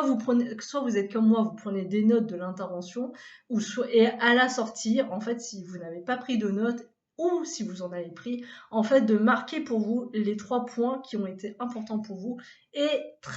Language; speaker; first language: French; native; French